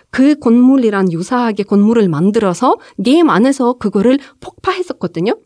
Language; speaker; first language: Korean; non-native, fluent; Ukrainian